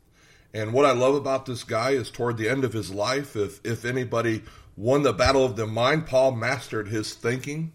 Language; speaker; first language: English; native; English